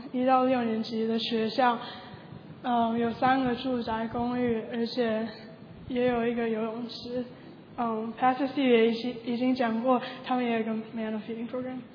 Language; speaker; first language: Chinese; early bilingual, heritage; Chinese